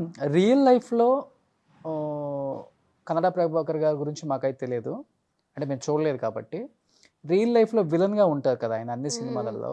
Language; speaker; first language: Telugu; native; Telugu